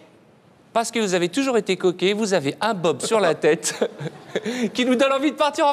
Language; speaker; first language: French; native; French